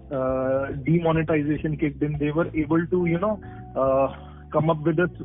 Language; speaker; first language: English; non-native, local second language; Punjabi